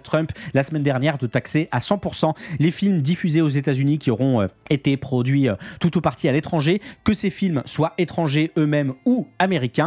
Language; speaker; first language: French; native; French